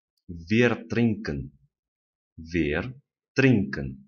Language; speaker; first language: German; non-native, fluent; Romanian